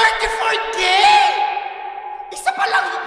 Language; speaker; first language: Filipino; native; Filipino